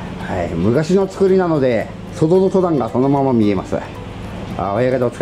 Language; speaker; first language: Japanese; native; Japanese